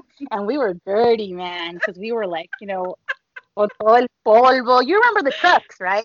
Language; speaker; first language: English; early bilingual, other home language; Spanish